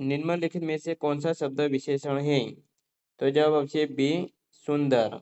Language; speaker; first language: Hindi; non-native, local second language; Gujarati